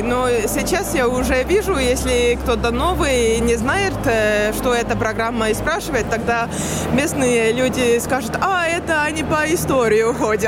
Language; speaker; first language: Russian; non-native, learner; Estonian